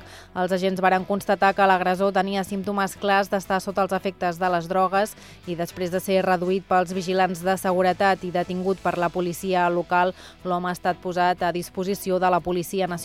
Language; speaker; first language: Catalan; native; Catalan